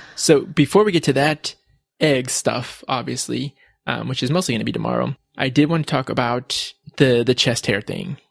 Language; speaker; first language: English; early bilingual, other home language; Spanish